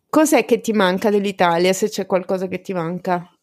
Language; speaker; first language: Italian; native; Italian